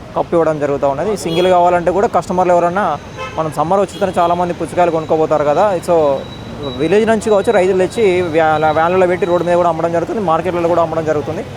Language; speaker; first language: Telugu; native; Telugu